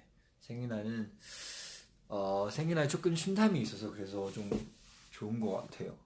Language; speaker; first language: Korean; non-native, fluent; Chinese